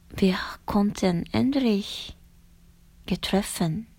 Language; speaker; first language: German; non-native, learner; Japanese